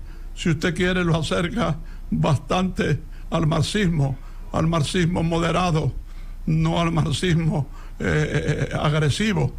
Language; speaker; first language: Spanish; native; Spanish